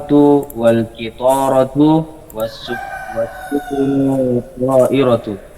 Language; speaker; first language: Arabic; non-native, learner; Indonesian